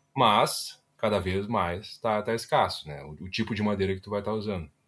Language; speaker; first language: Portuguese; native; Portuguese